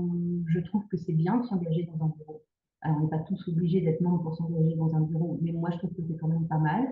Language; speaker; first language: French; native; French